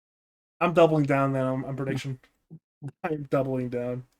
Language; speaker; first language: English; native; English